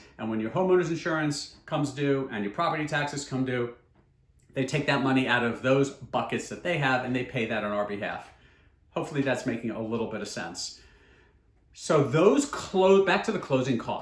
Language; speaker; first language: English; native; English